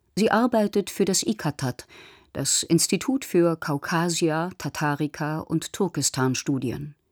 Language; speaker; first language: German; native; German